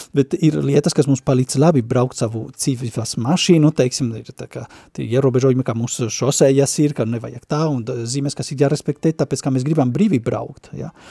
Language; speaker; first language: Latvian; non-native, fluent; Spanish